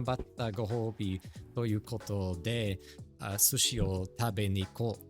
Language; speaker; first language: Japanese; non-native, learner; English